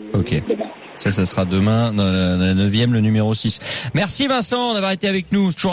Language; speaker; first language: French; native; French